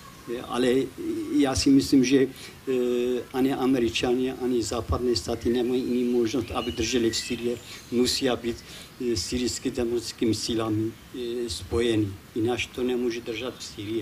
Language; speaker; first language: Czech; non-native, fluent; Kurdish